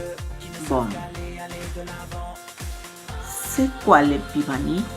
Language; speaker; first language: French; non-native, learner; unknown